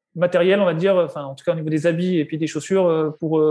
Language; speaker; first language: French; native; French